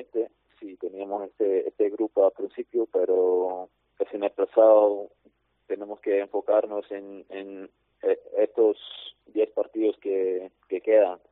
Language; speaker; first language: Spanish; non-native, fluent; English